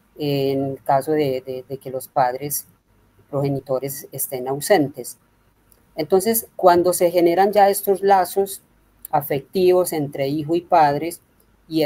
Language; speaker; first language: Spanish; native; Spanish